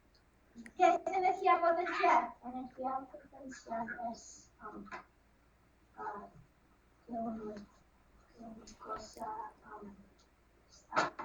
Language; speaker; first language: Spanish; non-native, fluent; English